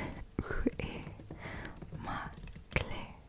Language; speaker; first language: French; non-native, learner; English